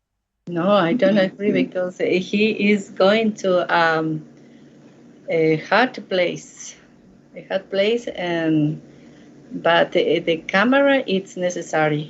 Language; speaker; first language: English; non-native, learner; Spanish